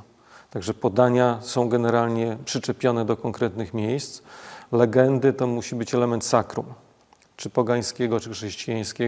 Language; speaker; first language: Polish; native; Polish